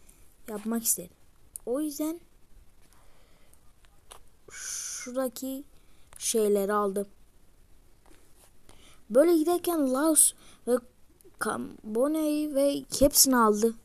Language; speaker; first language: Turkish; early bilingual, heritage; Turkish